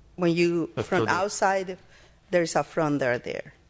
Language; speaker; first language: English; non-native, learner; Spanish